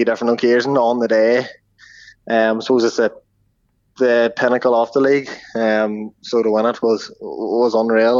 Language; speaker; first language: English; native; English